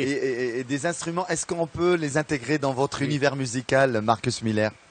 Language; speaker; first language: French; non-native, local second language; Arabic